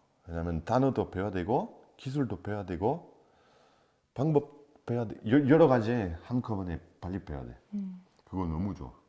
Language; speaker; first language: Korean; non-native, fluent; French